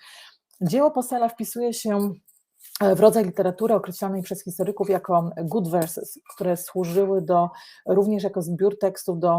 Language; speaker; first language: Polish; native; Polish